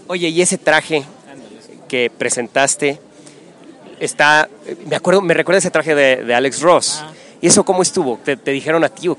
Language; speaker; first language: Spanish; native; Spanish